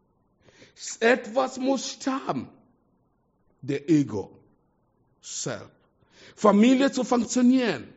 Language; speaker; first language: German; non-native, fluent; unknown